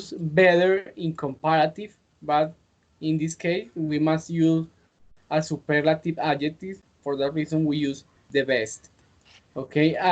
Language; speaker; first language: English; non-native, fluent; Spanish